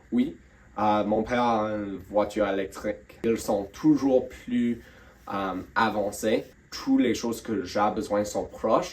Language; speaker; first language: French; non-native, local second language; English